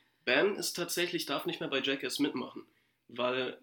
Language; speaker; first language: German; native; German